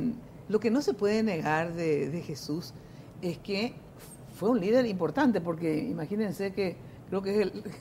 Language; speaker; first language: Spanish; native; Spanish